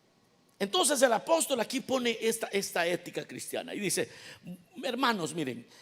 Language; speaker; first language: Spanish; native; Spanish